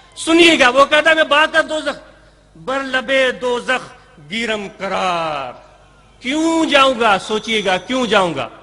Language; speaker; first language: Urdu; non-native, local second language; Sindhi